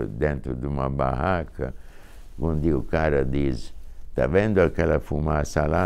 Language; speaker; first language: Portuguese; non-native, fluent; Hungarian